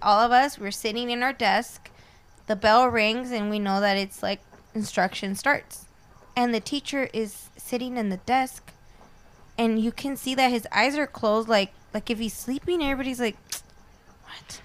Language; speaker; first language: English; early bilingual, other home language; Spanish